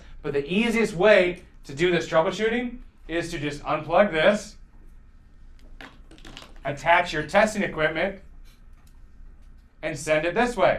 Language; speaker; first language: English; native; English